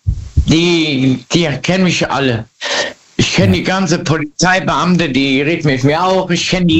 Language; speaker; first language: German; native; German